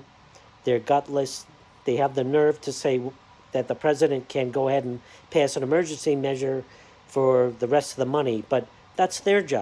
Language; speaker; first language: English; native; English